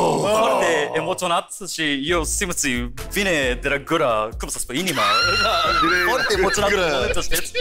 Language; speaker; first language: Romanian; non-native, learner; Japanese